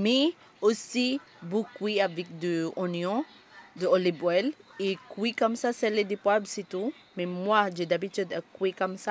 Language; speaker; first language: French; non-native, learner; Filipino